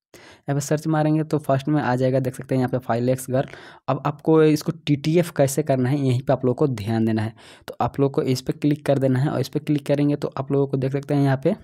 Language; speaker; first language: Hindi; native; Hindi